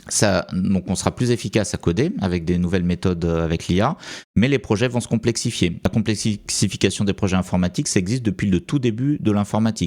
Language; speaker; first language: French; native; French